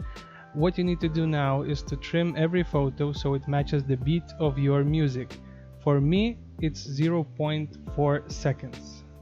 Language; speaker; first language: English; non-native, fluent; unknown